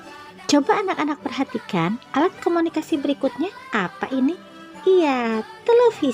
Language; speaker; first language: Indonesian; native; Indonesian